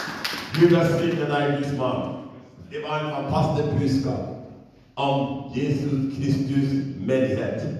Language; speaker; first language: Norwegian; non-native, fluent; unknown